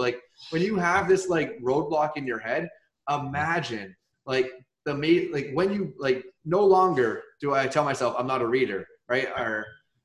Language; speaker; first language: English; native; English